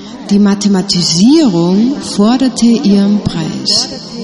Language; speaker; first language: German; native; German